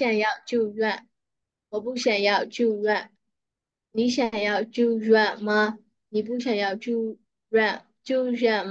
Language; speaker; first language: Chinese; non-native, learner; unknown